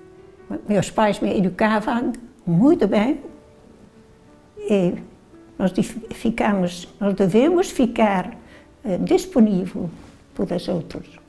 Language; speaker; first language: Portuguese; non-native, learner; Dutch